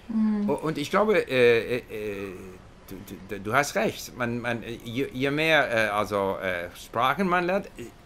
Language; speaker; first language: German; non-native, learner; English